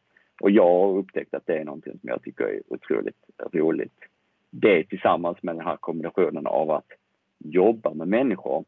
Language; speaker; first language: Swedish; native; Swedish